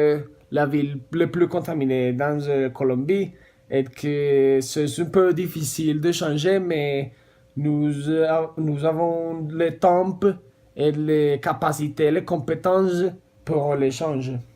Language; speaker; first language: French; non-native, learner; Spanish